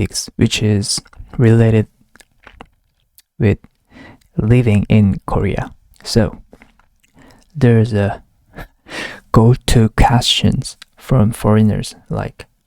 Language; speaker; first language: English; non-native, learner; Korean